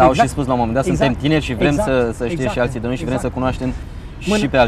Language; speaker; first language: Romanian; native; Romanian